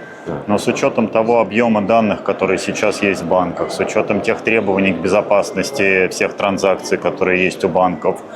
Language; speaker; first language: Russian; native; Russian